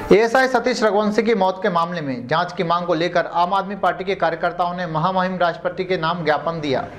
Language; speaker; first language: Hindi; native; Hindi